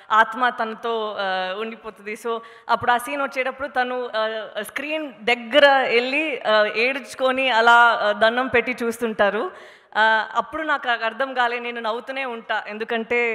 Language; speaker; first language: Telugu; non-native, fluent; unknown